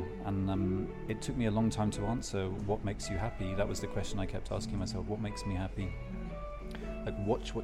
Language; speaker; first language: English; native; English